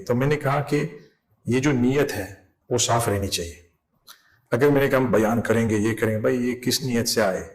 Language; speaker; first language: Urdu; non-native, fluent; English